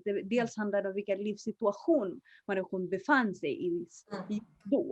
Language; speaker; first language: Swedish; early bilingual, other home language; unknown